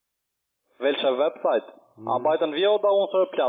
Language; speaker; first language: German; non-native, learner; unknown